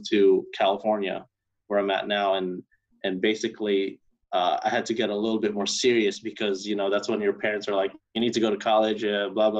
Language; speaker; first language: English; early bilingual, other home language; Cebuano